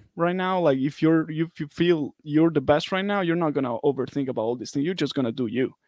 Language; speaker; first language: English; non-native, fluent; Italian